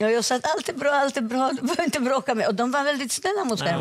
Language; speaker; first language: Swedish; non-native, fluent; Polish